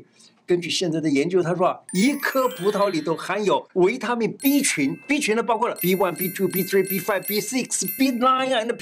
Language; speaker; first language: Chinese; native; Chinese